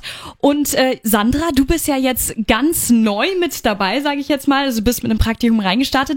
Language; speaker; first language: German; native; German